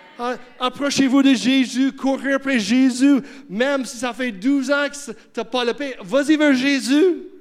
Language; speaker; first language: French; non-native, fluent; English